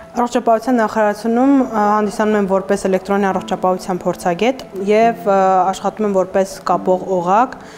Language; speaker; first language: Armenian; native; Armenian